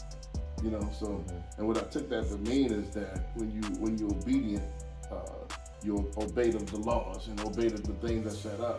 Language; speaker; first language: English; native; English